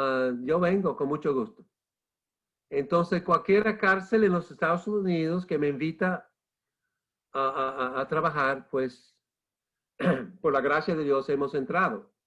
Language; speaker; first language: Spanish; non-native, fluent; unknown